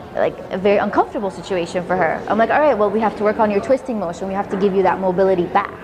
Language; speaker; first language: English; early bilingual, other home language; Arabic